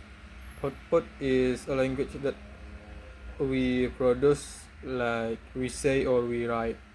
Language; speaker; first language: English; non-native, learner; Indonesian